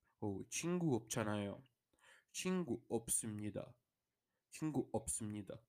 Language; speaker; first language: Korean; non-native, learner; Portuguese